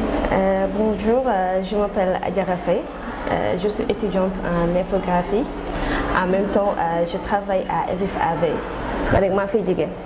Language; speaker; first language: French; non-native, local second language; Wolof